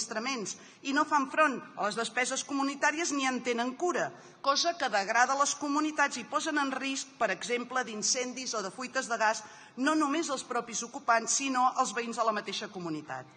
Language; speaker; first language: Catalan; native; Catalan